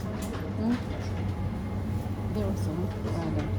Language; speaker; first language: Swedish; non-native, learner; Filipino